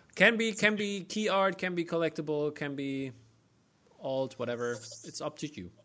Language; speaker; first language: English; non-native, fluent; German